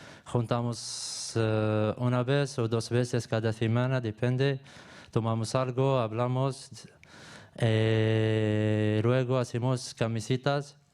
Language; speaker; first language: Spanish; non-native, learner; Arabic